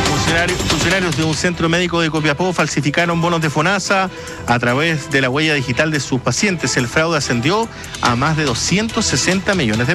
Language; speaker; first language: Spanish; native; Spanish